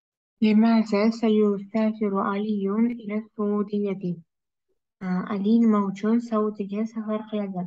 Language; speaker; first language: Arabic; non-native, learner; Uzbek